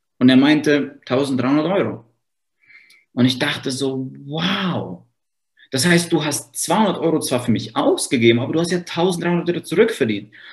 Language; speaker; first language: German; native; German